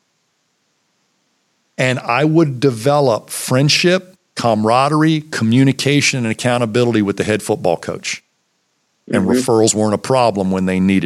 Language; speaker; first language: English; native; English